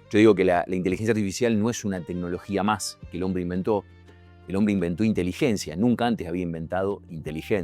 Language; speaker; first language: Spanish; native; Spanish